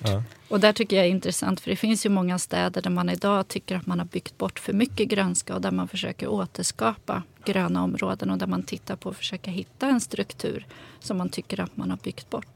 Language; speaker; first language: Swedish; native; Swedish